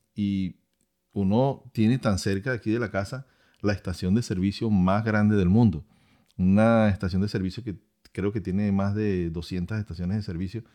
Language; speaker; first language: Spanish; native; Spanish